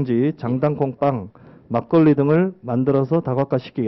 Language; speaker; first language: Korean; native; Korean